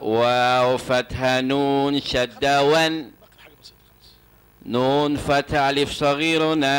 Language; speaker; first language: Arabic; non-native, learner; Malay